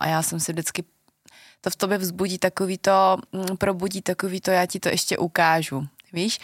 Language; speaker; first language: Czech; early bilingual, other home language; Vietnamese